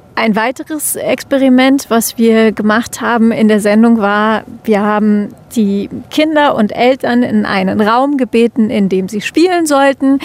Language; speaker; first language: German; native; German